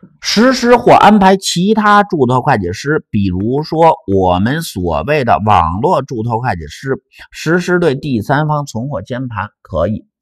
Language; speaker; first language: Chinese; native; Chinese